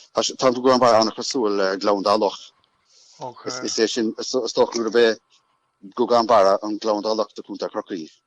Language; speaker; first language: Irish; native; Irish